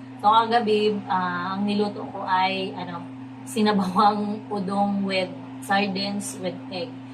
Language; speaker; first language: Filipino; non-native, local second language; Cebuano